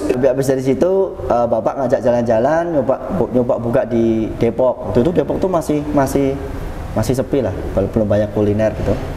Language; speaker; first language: Indonesian; non-native, local second language; Javanese